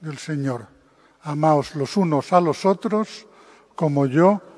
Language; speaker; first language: Spanish; non-native, local second language; Catalan